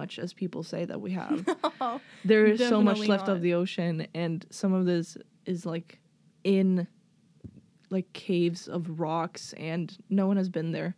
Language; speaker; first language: English; non-native, fluent; Swedish